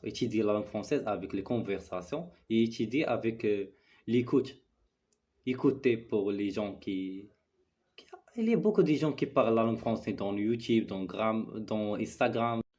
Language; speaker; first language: French; non-native, learner; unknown